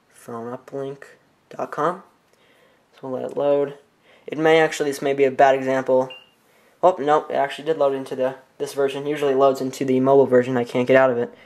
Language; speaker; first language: English; native; English